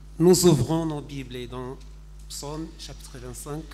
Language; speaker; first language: French; non-native, local second language; Swahili